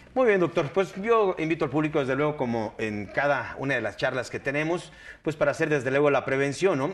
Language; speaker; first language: Spanish; native; Spanish